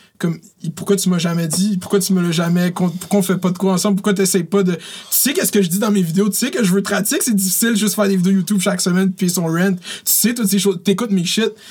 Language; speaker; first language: French; early bilingual, other home language; Arabic